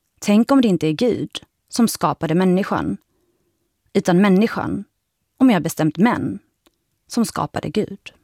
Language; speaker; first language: Swedish; early bilingual, other home language; Arabic